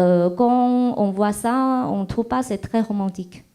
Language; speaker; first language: French; non-native, fluent; Chinese